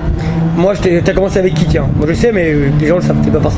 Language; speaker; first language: French; native; French